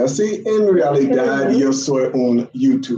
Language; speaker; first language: Spanish; non-native, learner; English